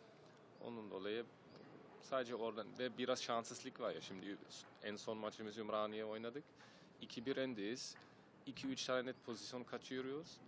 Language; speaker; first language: Turkish; early bilingual, heritage; German